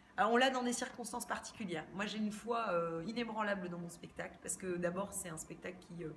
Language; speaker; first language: French; native; French